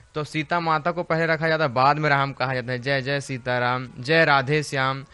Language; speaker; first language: Hindi; native; Hindi